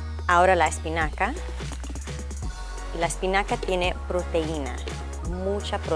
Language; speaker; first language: Spanish; early bilingual, heritage; English